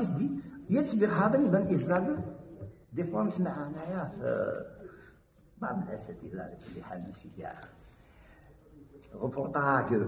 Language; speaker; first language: German; non-native, learner; French